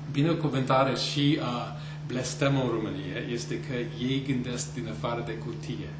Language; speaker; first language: Romanian; non-native, fluent; English